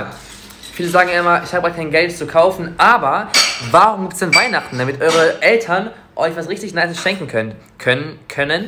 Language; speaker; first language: German; native; German